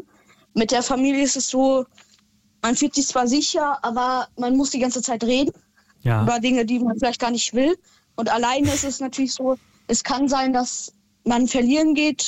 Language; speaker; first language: German; native; German